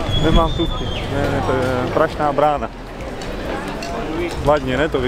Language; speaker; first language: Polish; non-native, learner; Czech